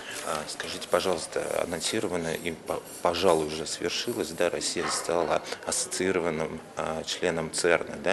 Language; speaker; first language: Russian; native; Russian